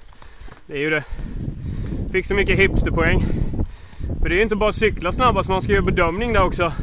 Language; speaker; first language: Swedish; native; Swedish